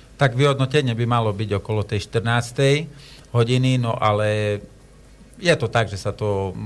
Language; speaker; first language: Slovak; native; Slovak